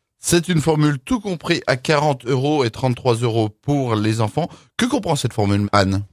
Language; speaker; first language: French; native; French